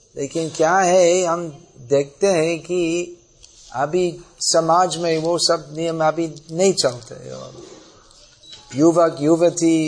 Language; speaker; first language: Hindi; non-native, fluent; English